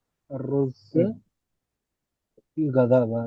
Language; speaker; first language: Arabic; non-native, learner; Tamil